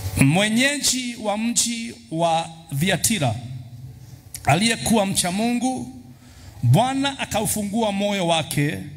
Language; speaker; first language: Swahili; non-native, local second language; Kikuyu